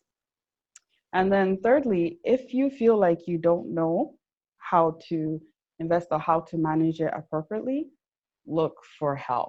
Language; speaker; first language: English; non-native, local second language; Yoruba